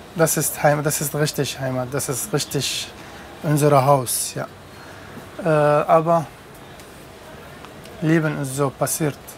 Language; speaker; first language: German; non-native, learner; Arabic